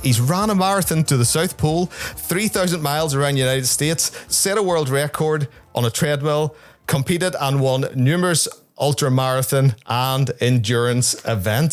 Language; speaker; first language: English; native; English